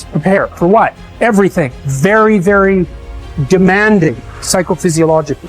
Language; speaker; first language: English; native; English